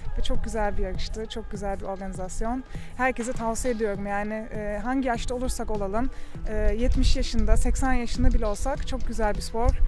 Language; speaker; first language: Turkish; early bilingual, heritage; Turkish